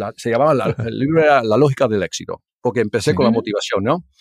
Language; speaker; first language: Spanish; early bilingual, heritage; Spanish